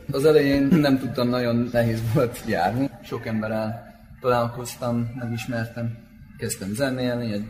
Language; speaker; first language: Hungarian; non-native, fluent; English